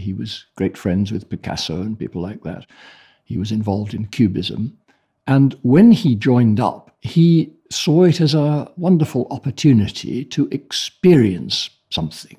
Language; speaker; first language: English; native; English